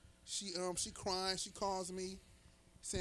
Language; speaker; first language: English; native; English